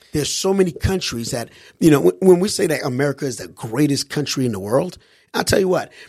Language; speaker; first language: English; early bilingual, other home language; Haitian Creole